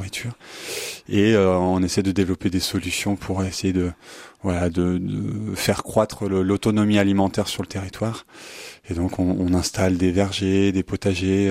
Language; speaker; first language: French; native; French